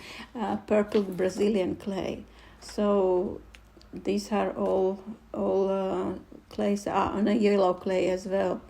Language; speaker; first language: English; non-native, fluent; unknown